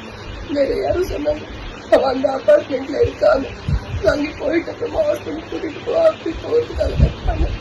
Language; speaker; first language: Tamil; non-native, local second language; Kannada